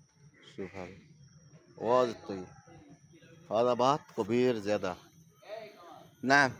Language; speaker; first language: Arabic; non-native, learner; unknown